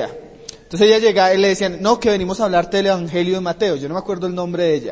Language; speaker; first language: Spanish; native; Spanish